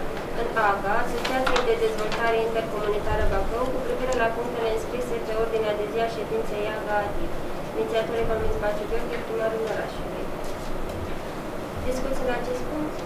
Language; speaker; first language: Romanian; native; Romanian